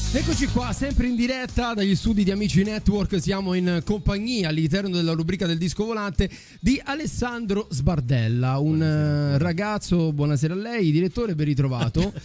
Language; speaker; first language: Italian; native; Italian